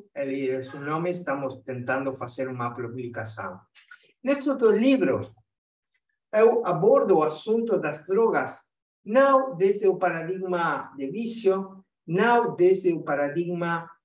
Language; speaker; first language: Portuguese; non-native, fluent; Spanish